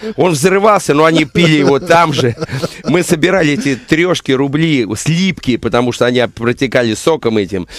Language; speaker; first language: Russian; native; Russian